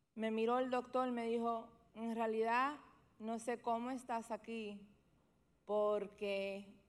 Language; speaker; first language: Spanish; early bilingual, heritage; Spanish